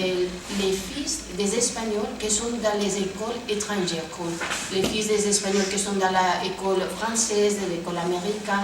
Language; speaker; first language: French; non-native, fluent; Spanish